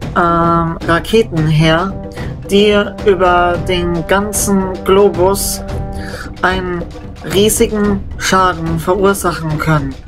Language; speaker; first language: German; native; German